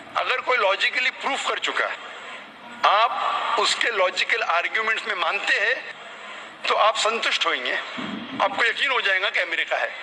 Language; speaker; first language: Hindi; non-native, local second language; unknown